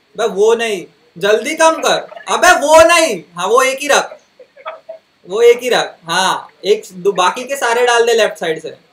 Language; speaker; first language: Hindi; non-native, local second language; Marathi